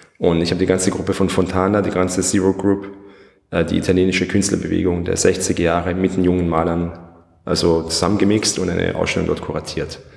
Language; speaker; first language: German; early bilingual, other home language; Persian